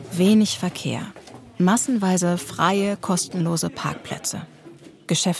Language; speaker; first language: German; native; German